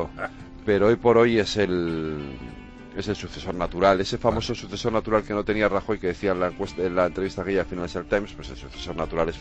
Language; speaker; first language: Spanish; native; Spanish